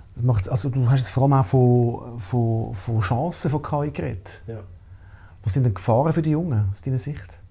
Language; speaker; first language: German; native; German